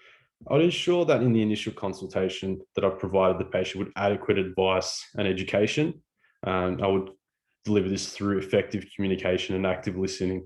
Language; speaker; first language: English; native; English